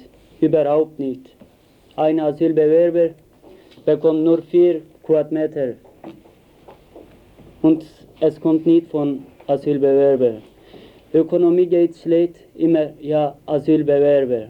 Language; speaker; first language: German; non-native, learner; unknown